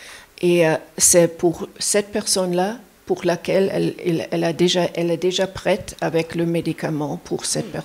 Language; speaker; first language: French; non-native, fluent; German